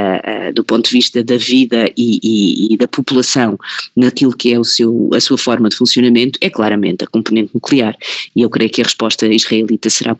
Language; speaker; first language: Portuguese; native; Portuguese